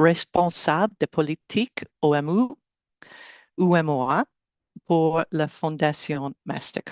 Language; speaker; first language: French; non-native, learner; English